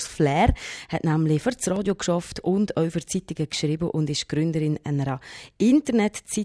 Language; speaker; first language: German; native; German